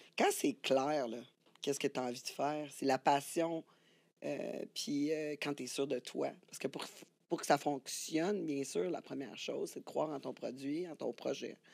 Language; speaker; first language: French; native; French